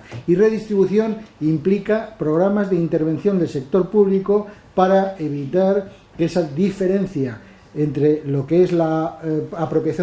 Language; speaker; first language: Spanish; native; Spanish